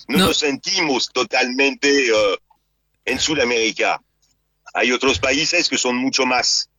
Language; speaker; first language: Spanish; non-native, fluent; French